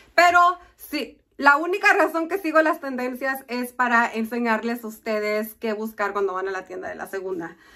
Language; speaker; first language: Spanish; early bilingual, heritage; Spanish